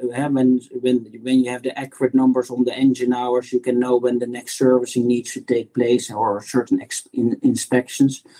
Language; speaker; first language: English; non-native, fluent; Dutch